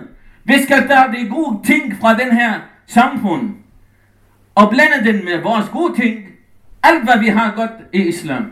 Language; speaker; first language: Danish; non-native, fluent; Arabic